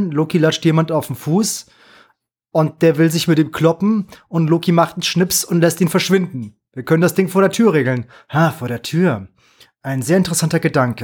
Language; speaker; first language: German; native; German